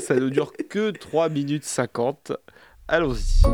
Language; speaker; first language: French; native; French